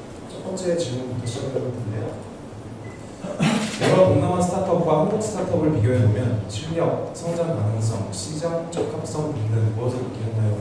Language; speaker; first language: Korean; native; Korean